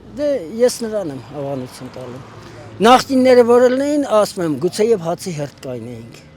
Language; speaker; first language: Armenian; native; Armenian